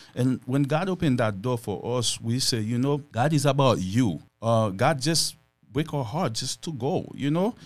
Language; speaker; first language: English; non-native, fluent; Haitian Creole